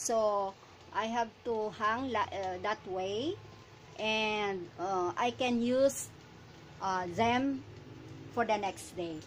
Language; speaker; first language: English; non-native, local second language; Filipino